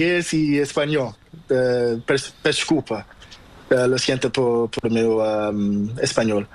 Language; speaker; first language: Spanish; non-native, learner; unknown